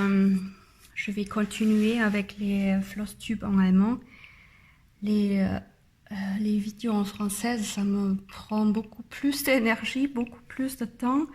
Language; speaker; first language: French; non-native, learner; German